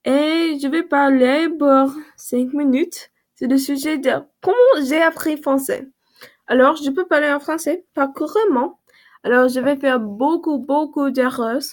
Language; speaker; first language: French; non-native, learner; English